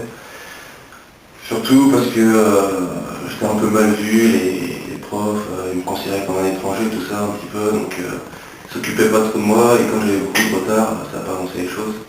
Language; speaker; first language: French; early bilingual, other home language; English